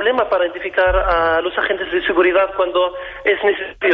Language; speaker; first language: Spanish; non-native, fluent; Arabic